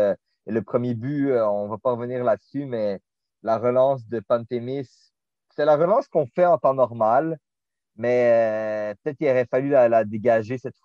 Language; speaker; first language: French; native; French